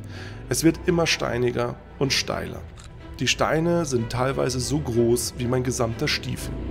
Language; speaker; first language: German; native; German